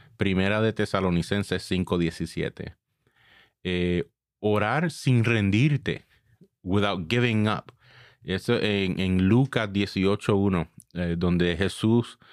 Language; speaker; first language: Spanish; early bilingual, heritage; Spanish